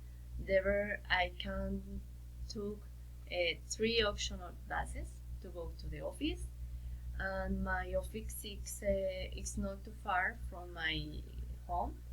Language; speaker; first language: English; non-native, learner; Spanish